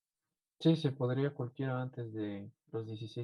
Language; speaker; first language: Spanish; native; Spanish